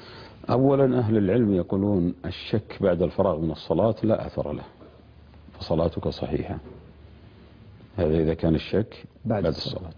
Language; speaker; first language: Arabic; native; Arabic